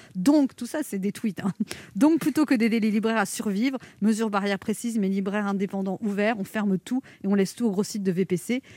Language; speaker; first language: French; native; French